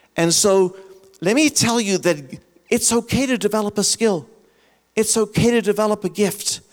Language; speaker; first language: English; native; English